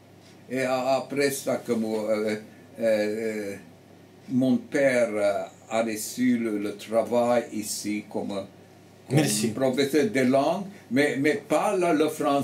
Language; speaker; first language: French; early bilingual, heritage; French